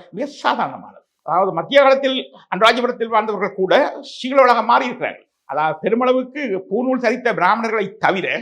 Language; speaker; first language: Tamil; native; Tamil